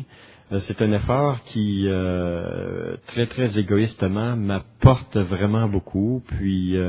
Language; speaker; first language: French; native; French